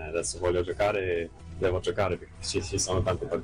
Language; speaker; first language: Italian; non-native, learner; English